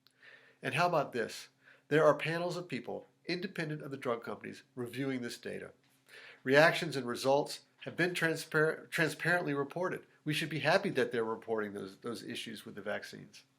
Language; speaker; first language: English; native; English